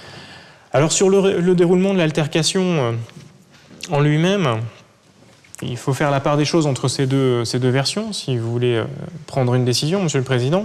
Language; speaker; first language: French; native; French